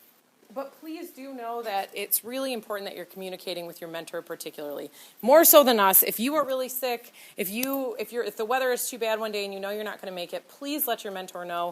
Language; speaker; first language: English; native; English